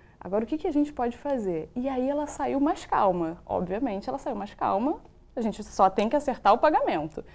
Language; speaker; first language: Portuguese; native; Portuguese